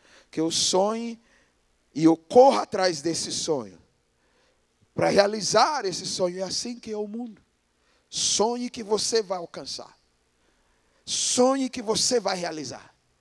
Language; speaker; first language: Portuguese; non-native, fluent; English